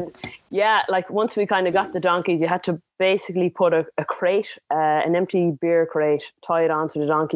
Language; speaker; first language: English; native; English